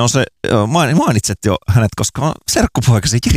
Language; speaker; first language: Finnish; native; Finnish